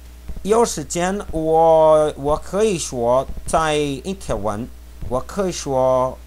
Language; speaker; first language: Chinese; non-native, learner; Portuguese